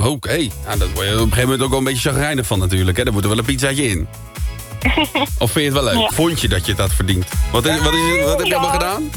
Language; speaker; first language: Dutch; native; Dutch